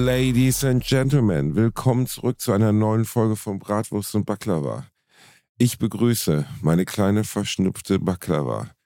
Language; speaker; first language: German; native; German